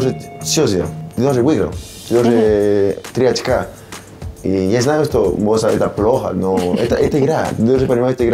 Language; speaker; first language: Russian; non-native, learner; Spanish